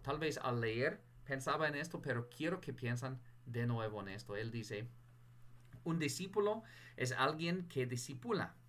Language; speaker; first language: Spanish; non-native, fluent; English